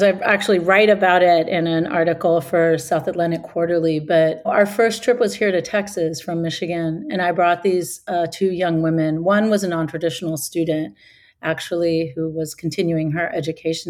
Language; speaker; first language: English; native; English